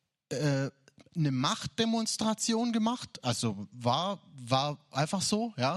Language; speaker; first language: German; native; German